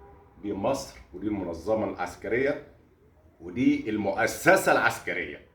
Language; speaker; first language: Arabic; native; Arabic